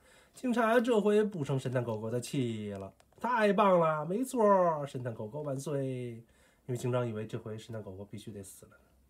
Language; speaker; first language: Chinese; native; Chinese